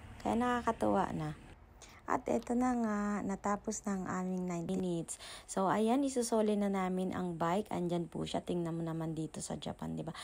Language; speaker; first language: Filipino; native; Filipino